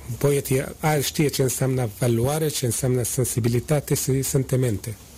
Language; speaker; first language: Romanian; non-native, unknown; Arabic